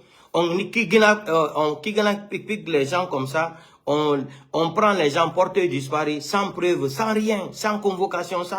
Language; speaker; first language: French; non-native, local second language; Fula